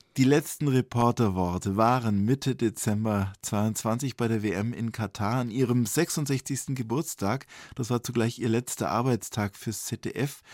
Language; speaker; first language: German; native; German